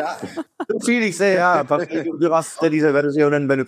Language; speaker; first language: German; non-native, fluent; Czech